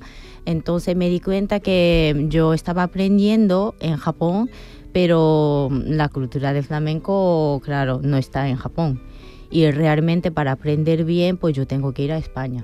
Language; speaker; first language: Spanish; non-native, fluent; Japanese